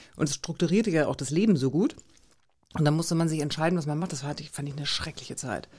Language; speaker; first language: German; native; German